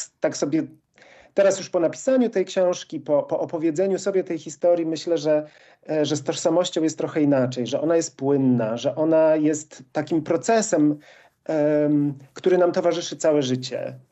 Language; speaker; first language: Polish; native; Polish